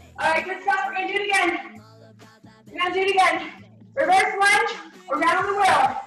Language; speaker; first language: English; native; English